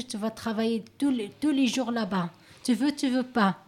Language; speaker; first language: French; non-native, learner; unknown